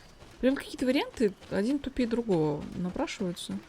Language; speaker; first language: Russian; native; Russian